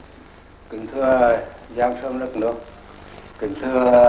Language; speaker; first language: Vietnamese; native; Vietnamese